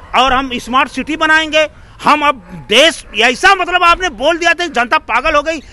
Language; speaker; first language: Hindi; native; Hindi